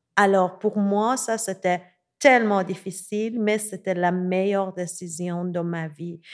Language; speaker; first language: French; non-native, learner; Persian